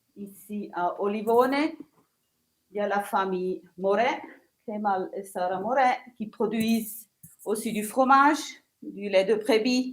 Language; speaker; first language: French; non-native, local second language; Italian